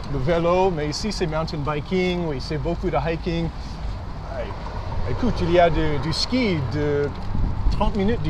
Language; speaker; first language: French; early bilingual, heritage; English